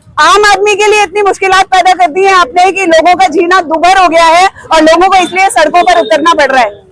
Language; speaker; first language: Hindi; native; Hindi